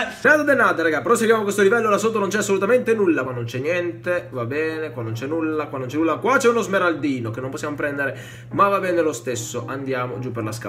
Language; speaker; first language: Italian; native; Italian